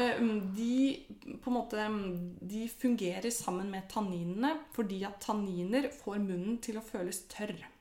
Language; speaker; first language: Norwegian; native; Norwegian